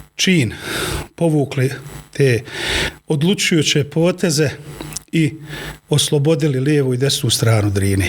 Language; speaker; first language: Bosnian; native; Bosnian